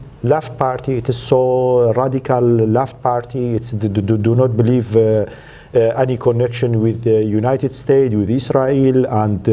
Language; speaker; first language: English; non-native, learner; Central Kurdish